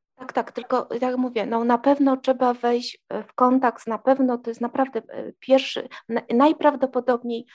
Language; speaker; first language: Polish; native; Polish